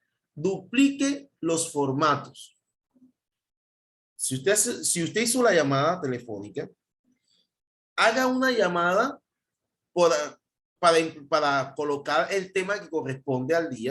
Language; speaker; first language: Spanish; native; Spanish